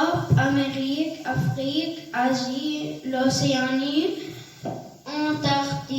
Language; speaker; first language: French; non-native, learner; Arabic